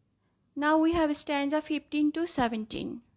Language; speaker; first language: English; non-native, local second language; Bangla